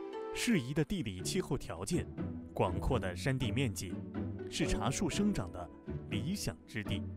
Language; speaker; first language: Chinese; native; Chinese